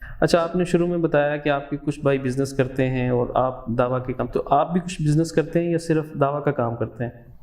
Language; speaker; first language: Urdu; native; Urdu